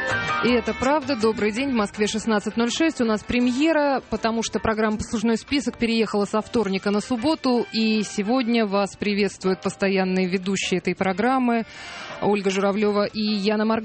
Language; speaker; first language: Russian; native; Russian